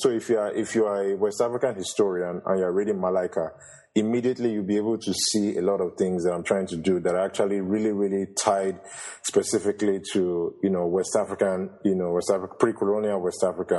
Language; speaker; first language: English; non-native, local second language; Yoruba